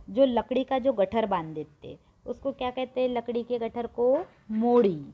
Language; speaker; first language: Hindi; non-native, local second language; Marathi